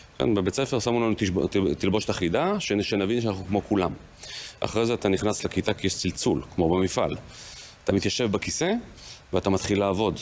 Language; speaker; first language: Hebrew; native; Hebrew